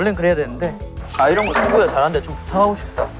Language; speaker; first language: Korean; native; Korean